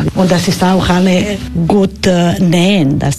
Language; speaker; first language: German; non-native, learner; Croatian